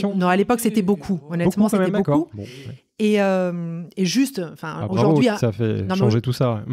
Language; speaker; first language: French; native; French